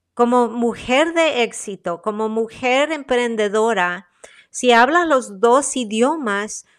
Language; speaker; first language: Spanish; native; Spanish